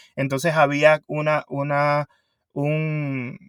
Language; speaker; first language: Spanish; native; Spanish